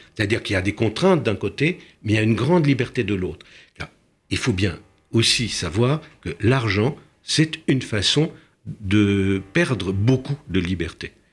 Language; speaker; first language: French; early bilingual, other home language; Romanian